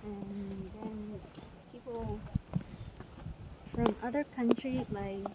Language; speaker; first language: English; non-native, fluent; Vietnamese